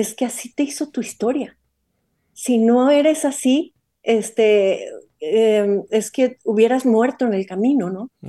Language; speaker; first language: Spanish; native; Spanish